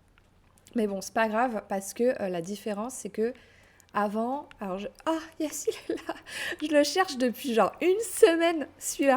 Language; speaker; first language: French; native; French